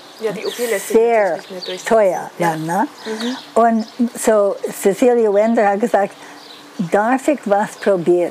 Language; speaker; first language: German; non-native, learner; English